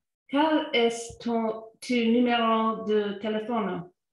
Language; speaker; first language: Spanish; non-native, learner; English